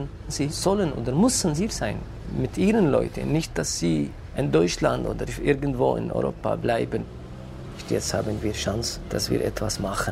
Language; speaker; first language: German; non-native, fluent; Kurdish